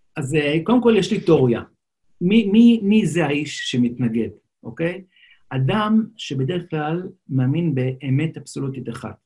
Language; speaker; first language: Hebrew; non-native, local second language; Yiddish